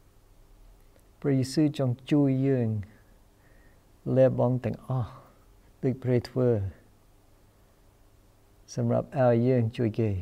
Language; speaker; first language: Khmer; non-native, fluent; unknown